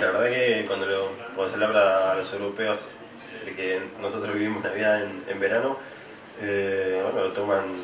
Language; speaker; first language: Spanish; native; Spanish